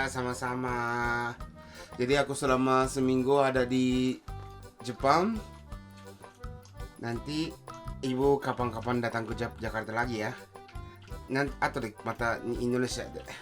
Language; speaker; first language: Indonesian; non-native, fluent; Japanese